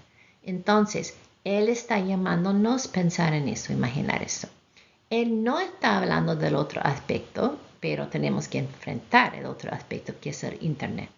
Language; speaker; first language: Spanish; non-native, fluent; English